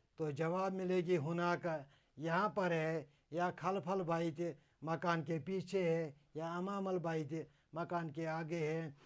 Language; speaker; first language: Urdu; non-native, local second language; Kashmiri